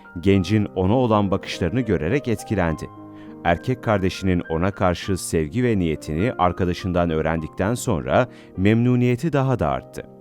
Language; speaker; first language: Turkish; native; Turkish